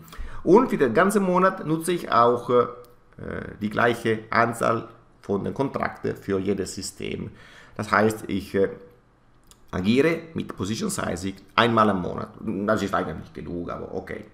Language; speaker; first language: German; non-native, fluent; Italian